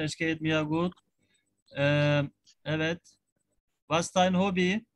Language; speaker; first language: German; non-native, fluent; Turkish